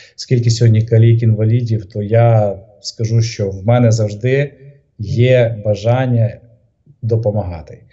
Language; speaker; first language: Ukrainian; native; Ukrainian